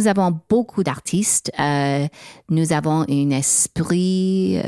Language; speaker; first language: French; non-native, learner; English